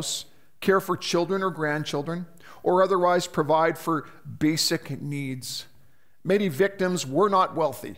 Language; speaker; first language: English; native; English